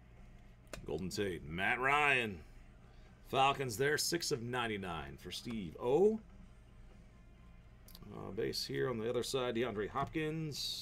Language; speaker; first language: English; native; English